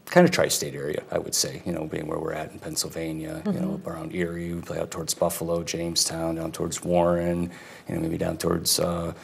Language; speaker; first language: English; native; English